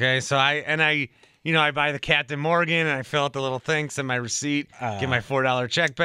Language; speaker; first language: English; native; English